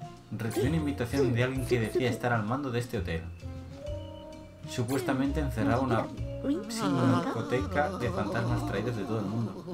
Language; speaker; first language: Spanish; native; Spanish